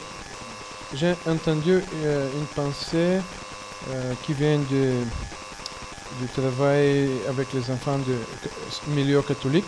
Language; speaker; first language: French; non-native, fluent; Bulgarian